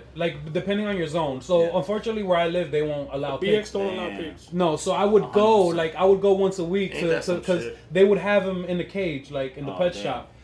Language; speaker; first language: English; early bilingual, other home language; Spanish